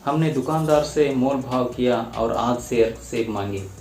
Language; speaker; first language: Hindi; non-native, local second language; Kannada